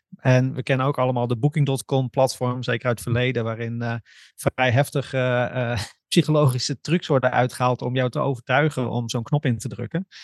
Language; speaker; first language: Dutch; native; Dutch